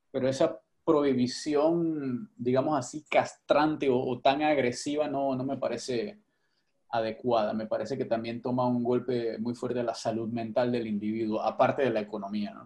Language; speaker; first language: Spanish; native; Spanish